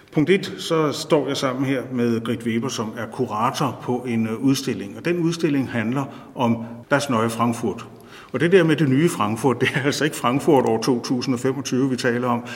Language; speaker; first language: Danish; native; Danish